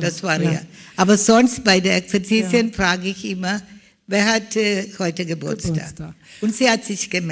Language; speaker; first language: German; non-native, learner; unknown